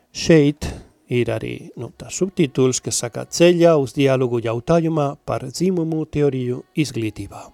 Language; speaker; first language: Latvian; non-native, learner; Spanish